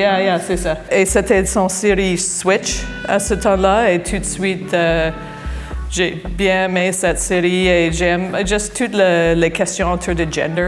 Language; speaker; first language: French; non-native, fluent; English